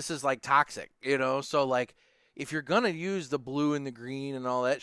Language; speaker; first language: English; native; English